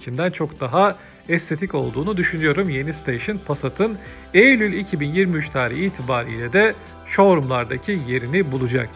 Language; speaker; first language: Turkish; native; Turkish